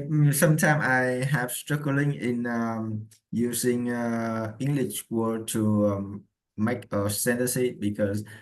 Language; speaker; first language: English; non-native, learner; Vietnamese